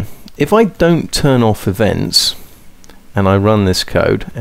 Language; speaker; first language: English; native; English